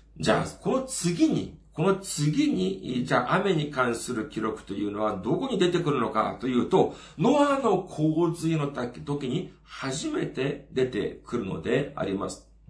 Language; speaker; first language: Japanese; non-native, fluent; Korean